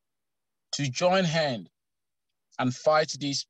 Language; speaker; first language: English; non-native, local second language; Igbo